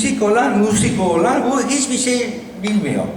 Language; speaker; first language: Turkish; non-native, learner; Spanish